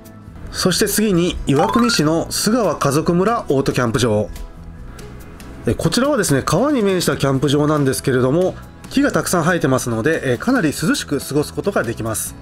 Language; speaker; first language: Japanese; native; Japanese